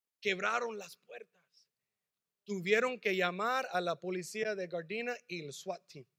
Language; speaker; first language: Spanish; early bilingual, heritage; English